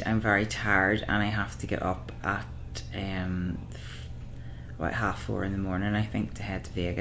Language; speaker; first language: English; native; English